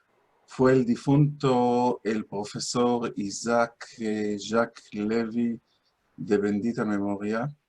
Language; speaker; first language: Spanish; non-native, fluent; Hebrew